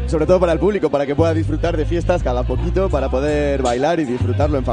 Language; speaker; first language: Spanish; native; Spanish